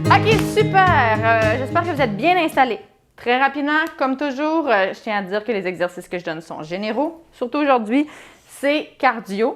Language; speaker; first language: French; native; French